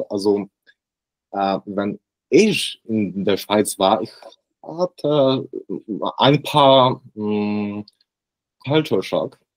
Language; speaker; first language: German; non-native, learner; Polish